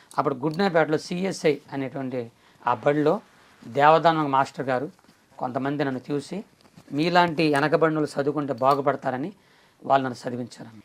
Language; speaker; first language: Telugu; non-native, local second language; Koya